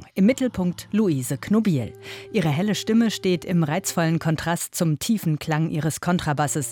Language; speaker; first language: German; native; German